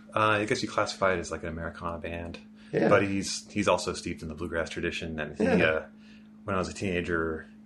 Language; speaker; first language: English; native; English